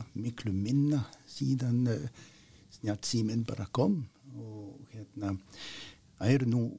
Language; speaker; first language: Icelandic; non-native, fluent; French